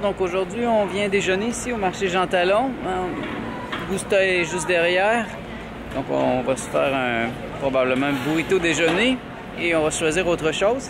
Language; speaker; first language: French; native; French